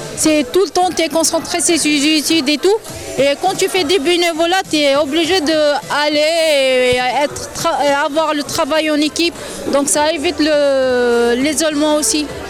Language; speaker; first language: French; non-native, local second language; Arabic